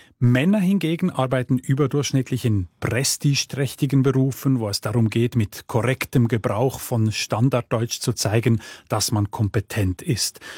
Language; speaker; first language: German; native; German